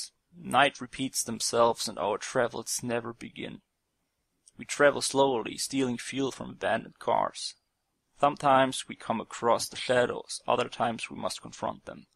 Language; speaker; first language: English; non-native, fluent; German